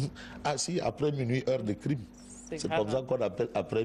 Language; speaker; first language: French; non-native, local second language; Wolof